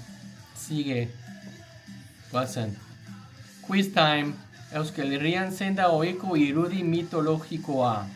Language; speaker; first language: Basque; non-native, learner; English